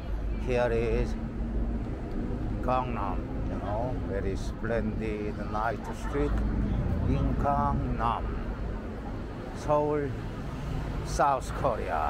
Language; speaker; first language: English; non-native, learner; Korean